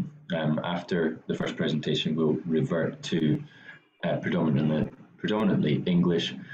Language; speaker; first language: English; native; English